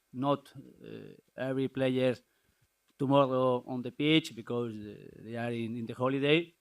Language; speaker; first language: English; non-native, learner; Spanish